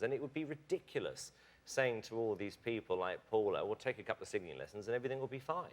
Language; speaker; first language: English; native; English